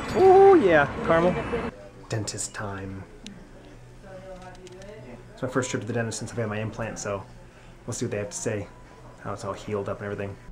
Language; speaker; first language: English; native; English